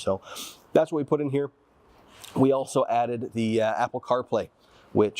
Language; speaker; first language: English; native; English